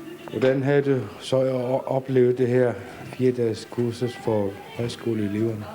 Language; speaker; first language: Danish; non-native, local second language; Kalaallisut